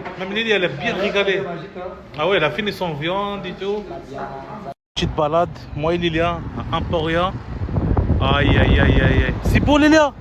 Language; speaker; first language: French; non-native, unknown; Arabic